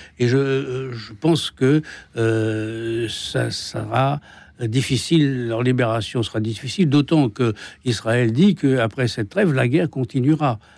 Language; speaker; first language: French; native; French